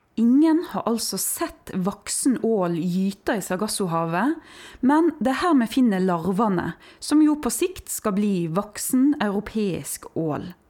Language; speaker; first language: Norwegian; native; Norwegian